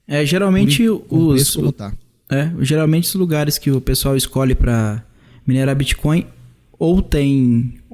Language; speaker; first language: Portuguese; native; Portuguese